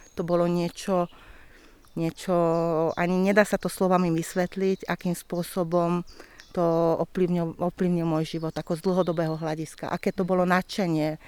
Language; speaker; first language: Slovak; non-native, local second language; Hungarian